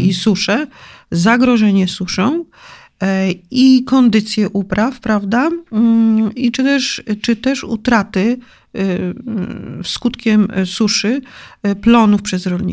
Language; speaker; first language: Polish; native; Polish